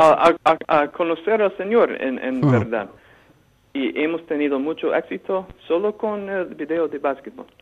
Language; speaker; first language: Spanish; non-native, fluent; English